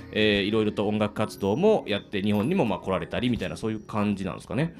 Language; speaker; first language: Japanese; native; Japanese